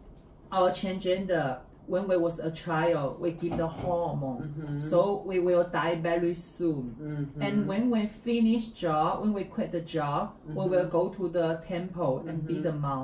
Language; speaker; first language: English; non-native, learner; Chinese